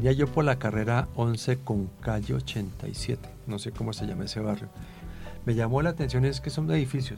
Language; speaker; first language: Spanish; native; Spanish